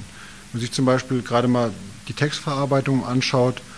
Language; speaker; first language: German; native; German